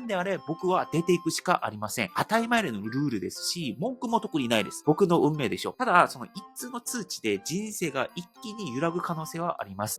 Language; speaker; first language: Japanese; non-native, fluent; Korean